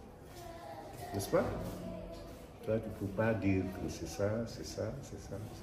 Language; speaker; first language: French; non-native, local second language; Wolof